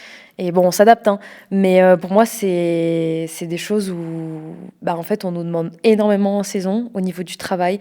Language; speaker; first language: French; native; French